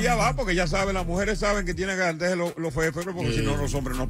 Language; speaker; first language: Spanish; native; Spanish